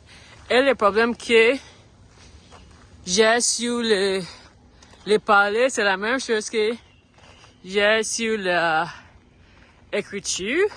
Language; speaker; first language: French; non-native, learner; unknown